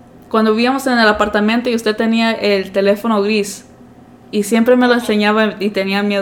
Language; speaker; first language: Spanish; early bilingual, heritage; Spanish